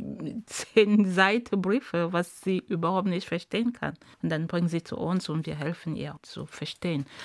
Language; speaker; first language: German; non-native, fluent; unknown